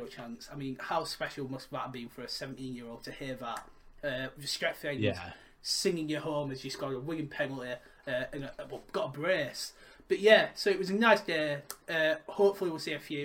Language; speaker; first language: English; native; English